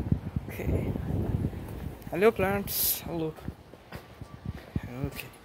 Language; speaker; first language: English; non-native, learner; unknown